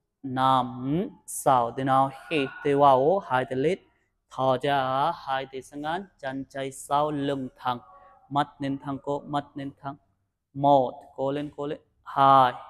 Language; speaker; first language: Vietnamese; non-native, learner; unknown